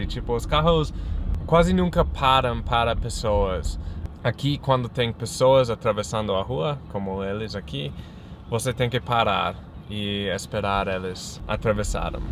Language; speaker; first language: Portuguese; non-native, fluent; English